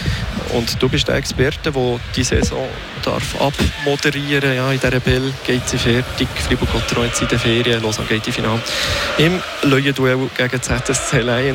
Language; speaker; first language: German; native; German